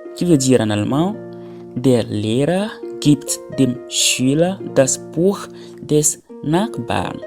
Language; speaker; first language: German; non-native, fluent; French